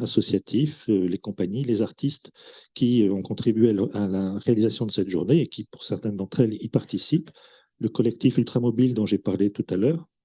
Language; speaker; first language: French; native; French